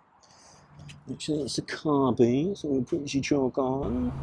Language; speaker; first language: English; native; English